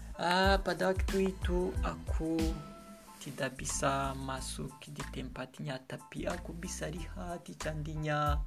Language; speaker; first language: Indonesian; non-native, learner; Kinyarwanda